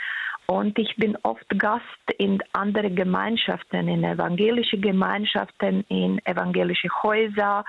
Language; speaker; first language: German; non-native, fluent; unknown